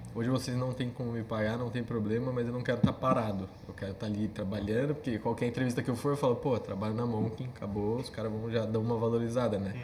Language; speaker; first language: Portuguese; native; Portuguese